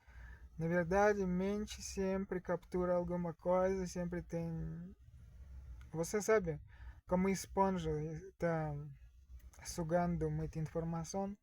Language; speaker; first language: Portuguese; non-native, learner; Russian